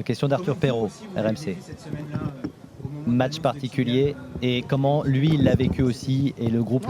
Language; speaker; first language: French; native; French